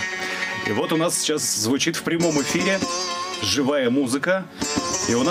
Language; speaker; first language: Russian; native; Russian